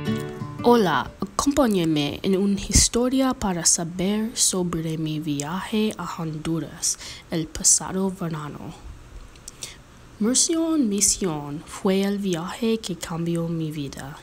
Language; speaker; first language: Spanish; non-native, learner; English